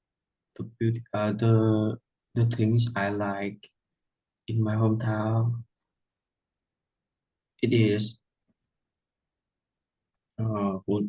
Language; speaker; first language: English; non-native, learner; Vietnamese